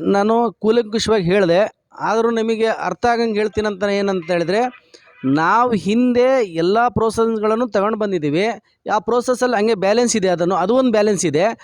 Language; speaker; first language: Kannada; non-native, local second language; Lambadi